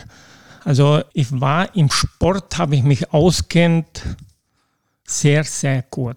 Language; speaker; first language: German; non-native, local second language; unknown